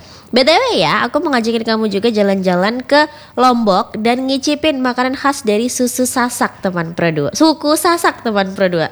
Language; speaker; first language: Indonesian; native; Indonesian